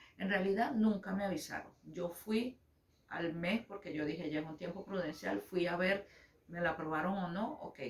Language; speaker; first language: Spanish; native; Spanish